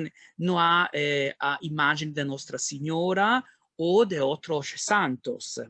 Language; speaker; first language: Portuguese; non-native, learner; Italian